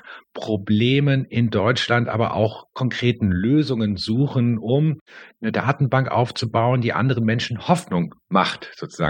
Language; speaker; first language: German; native; German